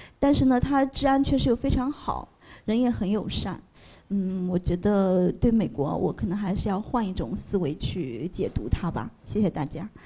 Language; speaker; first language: Chinese; native; Chinese